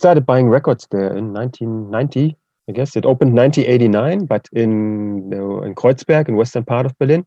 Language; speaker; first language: English; non-native, fluent; German